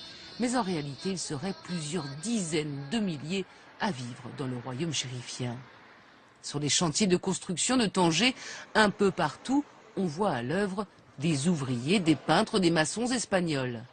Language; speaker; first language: French; native; French